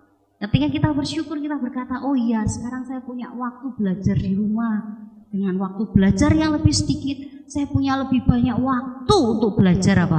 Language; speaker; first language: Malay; non-native, local second language; Javanese